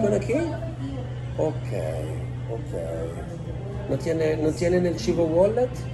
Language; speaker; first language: Spanish; non-native, learner; Italian